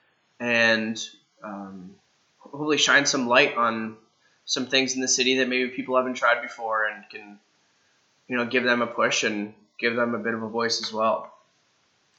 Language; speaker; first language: English; native; English